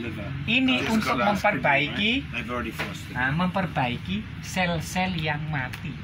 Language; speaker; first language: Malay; non-native, local second language; Javanese